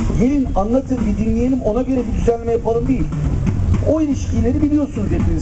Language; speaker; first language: Turkish; native; Turkish